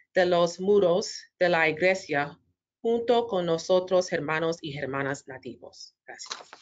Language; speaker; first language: Spanish; native; Spanish